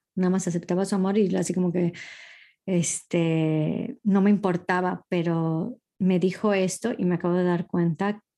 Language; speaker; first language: Spanish; early bilingual, heritage; Spanish